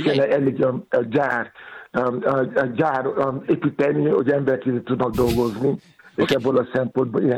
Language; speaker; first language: Hungarian; non-native, fluent; Yoruba